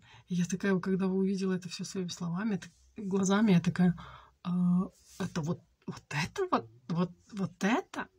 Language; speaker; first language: Russian; native; Russian